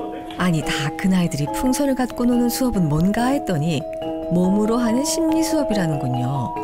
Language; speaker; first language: Korean; native; Korean